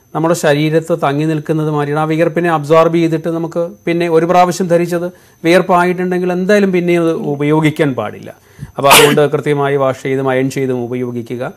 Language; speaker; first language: Malayalam; native; Malayalam